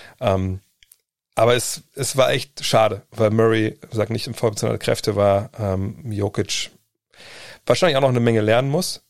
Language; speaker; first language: German; native; German